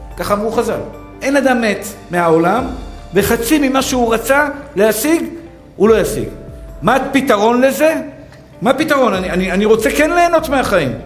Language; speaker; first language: Hebrew; native; Hebrew